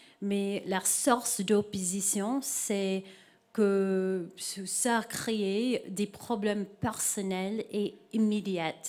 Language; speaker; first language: French; non-native, learner; English